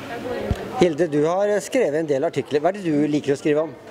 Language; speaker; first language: Norwegian; native; Norwegian